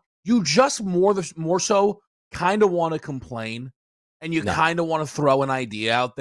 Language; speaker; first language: English; native; English